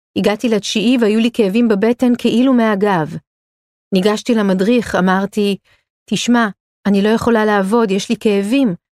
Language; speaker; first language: Hebrew; native; Hebrew